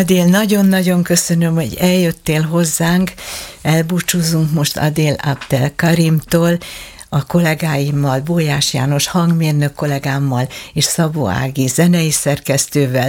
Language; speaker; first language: Hungarian; native; Hungarian